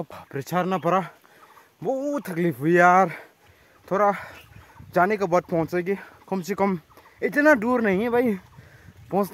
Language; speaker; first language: Hindi; non-native, local second language; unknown